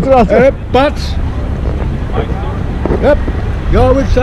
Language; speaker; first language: English; non-native, learner; Dutch